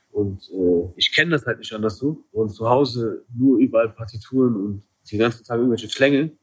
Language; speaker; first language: German; early bilingual, other home language; Kurdish